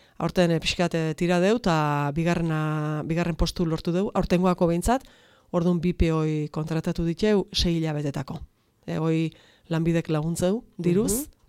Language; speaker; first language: Basque; native; Basque